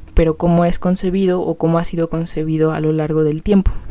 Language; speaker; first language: Spanish; native; Spanish